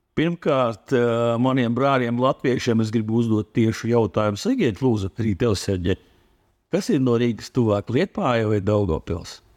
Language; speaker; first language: Latvian; native; Latvian